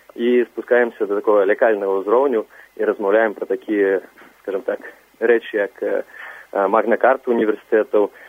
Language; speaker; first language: Belarusian; non-native, local second language; Russian